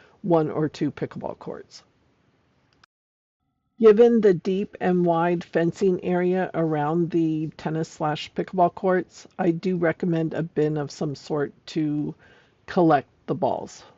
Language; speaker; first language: English; native; English